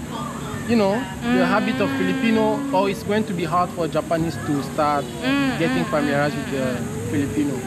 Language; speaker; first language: English; non-native, learner; French